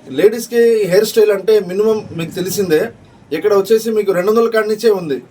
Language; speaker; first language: Telugu; native; Telugu